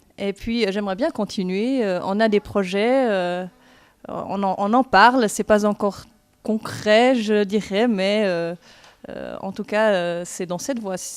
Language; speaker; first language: French; non-native, fluent; German